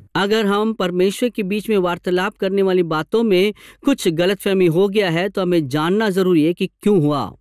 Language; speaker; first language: Hindi; non-native, local second language; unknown